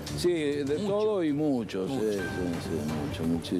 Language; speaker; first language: Spanish; early bilingual, other home language; Italian